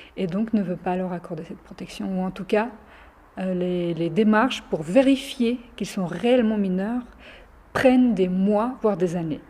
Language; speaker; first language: French; early bilingual, other home language; Romany